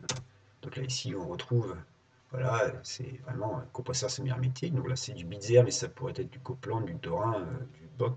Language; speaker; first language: French; native; French